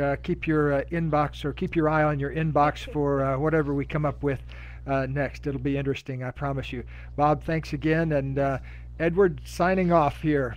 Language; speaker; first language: English; native; English